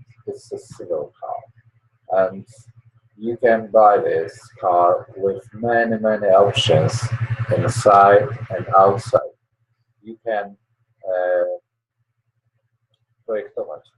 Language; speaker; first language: English; non-native, learner; Polish